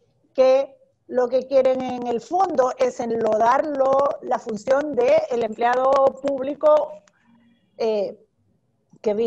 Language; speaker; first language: Spanish; native; Spanish